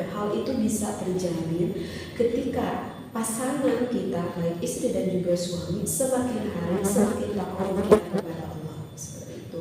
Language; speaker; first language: Indonesian; native; Indonesian